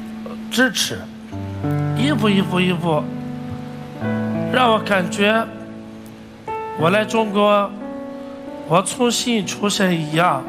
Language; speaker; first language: Chinese; non-native, fluent; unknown